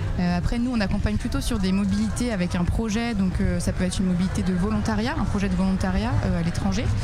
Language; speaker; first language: French; native; French